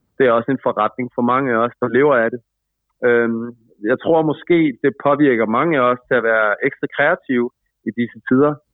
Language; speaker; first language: Danish; native; Danish